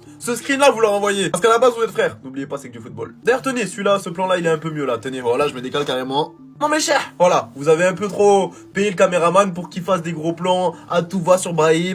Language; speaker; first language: French; native; French